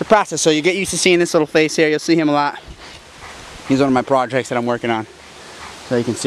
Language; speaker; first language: English; native; English